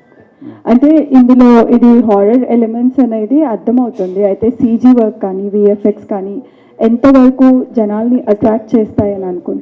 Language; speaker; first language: Telugu; native; Telugu